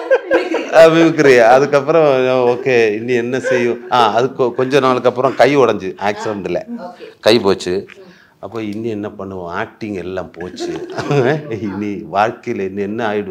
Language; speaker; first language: Tamil; non-native, learner; Malayalam